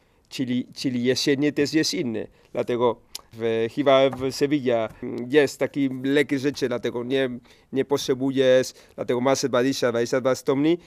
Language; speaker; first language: Polish; non-native, learner; Spanish